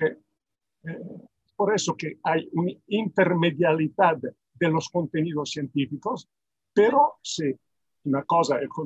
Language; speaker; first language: Spanish; non-native, fluent; Italian